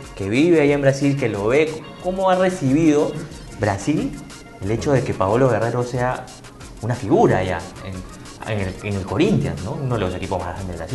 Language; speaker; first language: Spanish; native; Spanish